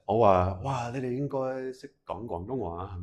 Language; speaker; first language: Cantonese; non-native, fluent; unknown